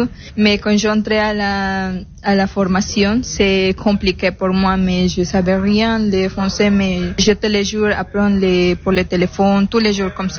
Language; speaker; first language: French; non-native, learner; Spanish